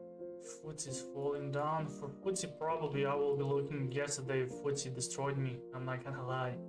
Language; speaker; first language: English; non-native, fluent; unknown